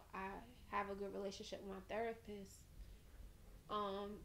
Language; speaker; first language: English; native; English